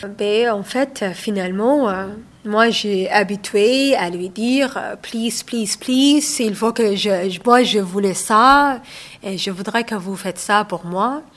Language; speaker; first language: French; non-native, learner; Somali